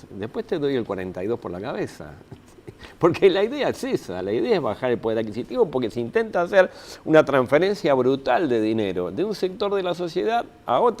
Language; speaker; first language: Spanish; native; Spanish